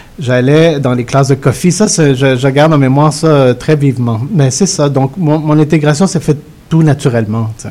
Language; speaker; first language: French; early bilingual, other home language; Spanish